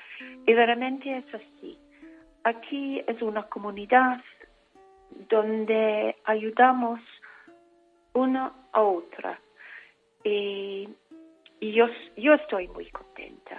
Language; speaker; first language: Spanish; non-native, fluent; English